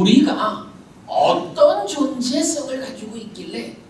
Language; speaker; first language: Korean; native; Korean